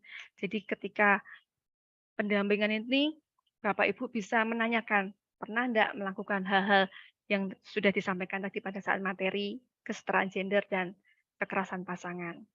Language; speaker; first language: Malay; native; Malay